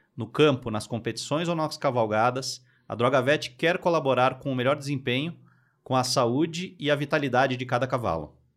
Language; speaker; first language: Portuguese; native; Portuguese